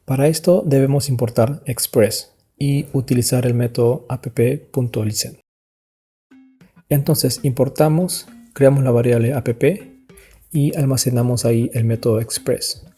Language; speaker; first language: Spanish; native; Spanish